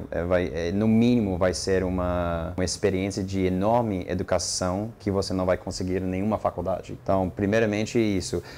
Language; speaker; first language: Portuguese; non-native, fluent; English